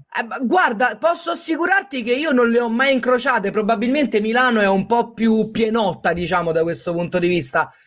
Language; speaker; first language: Italian; native; Italian